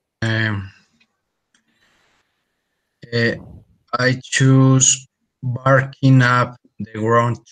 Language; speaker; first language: English; non-native, learner; Spanish